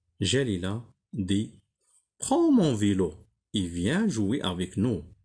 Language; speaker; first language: French; non-native, local second language; Arabic